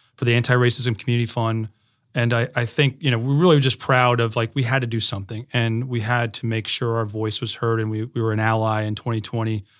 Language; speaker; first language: English; native; English